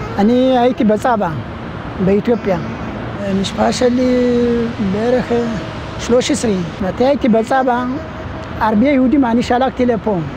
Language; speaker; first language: Hebrew; non-native, learner; Amharic